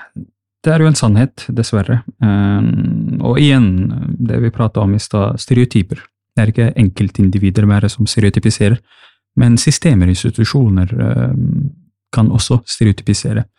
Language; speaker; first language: Norwegian; non-native, fluent; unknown